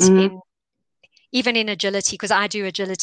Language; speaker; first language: English; native; English